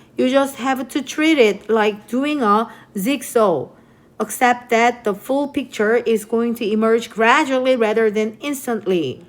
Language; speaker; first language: English; non-native, fluent; Korean